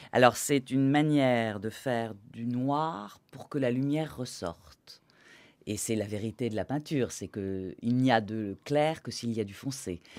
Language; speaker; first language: French; native; French